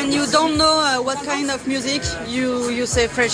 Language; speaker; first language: English; non-native, learner; French